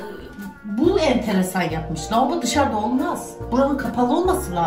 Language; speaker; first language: Turkish; native; Turkish